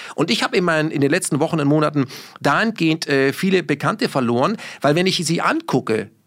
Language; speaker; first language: German; native; German